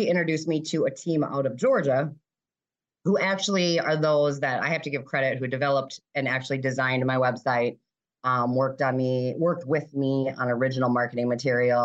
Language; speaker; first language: English; native; English